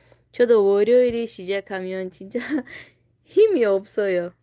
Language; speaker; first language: Korean; non-native, fluent; Tajik